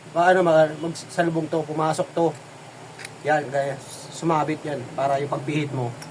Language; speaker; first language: Filipino; native; Filipino